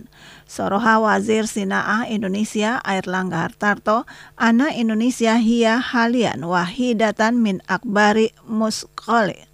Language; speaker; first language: Arabic; non-native, fluent; Indonesian